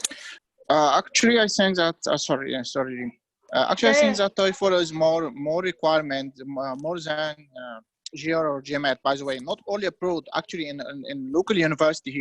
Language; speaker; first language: English; non-native, learner; Arabic